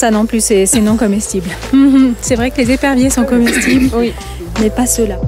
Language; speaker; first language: French; native; French